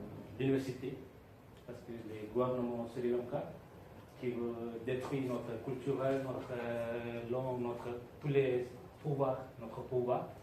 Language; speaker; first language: French; non-native, learner; Tamil